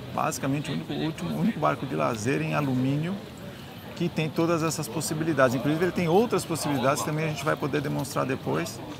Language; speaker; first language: Portuguese; native; Portuguese